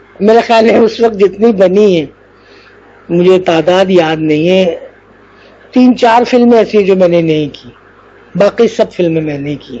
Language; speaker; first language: Urdu; non-native, local second language; Punjabi